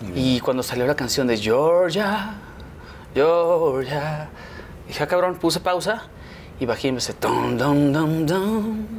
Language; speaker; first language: Spanish; native; Spanish